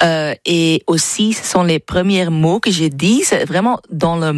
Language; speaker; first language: French; non-native, learner; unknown